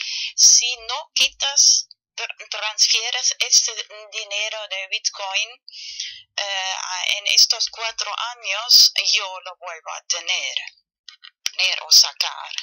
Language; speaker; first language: Spanish; non-native, fluent; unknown